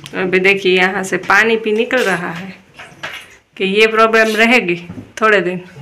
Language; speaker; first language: Hindi; non-native, local second language; Gujarati